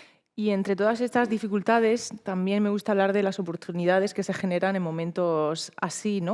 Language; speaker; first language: Spanish; native; Spanish